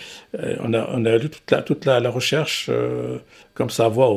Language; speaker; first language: French; non-native, local second language; Arabic